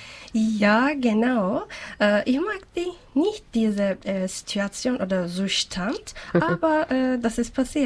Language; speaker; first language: German; non-native, learner; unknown